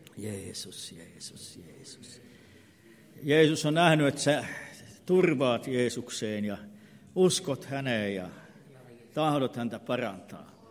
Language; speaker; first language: Finnish; native; Finnish